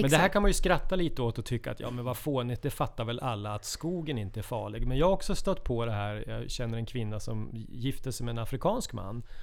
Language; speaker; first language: Swedish; native; Swedish